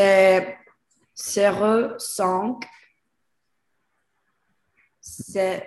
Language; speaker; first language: French; non-native, learner; Spanish